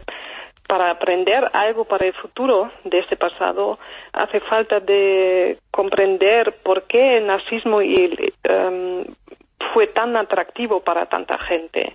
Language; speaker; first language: Spanish; non-native, fluent; German